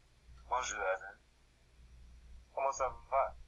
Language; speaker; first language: French; non-native, learner; English